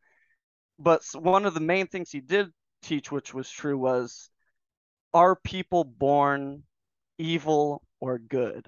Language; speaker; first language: English; native; English